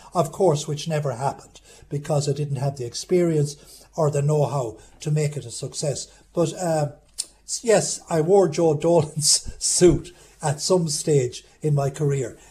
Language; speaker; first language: English; native; English